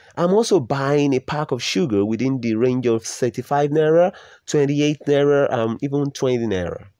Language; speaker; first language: English; non-native, local second language; Yoruba